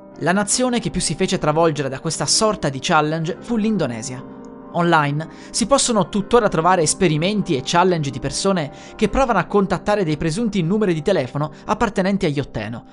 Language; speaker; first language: Italian; native; Italian